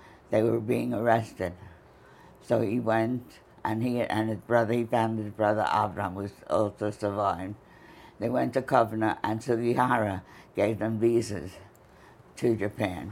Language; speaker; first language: English; native; English